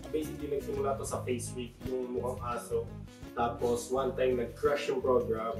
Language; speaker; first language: Filipino; native; Filipino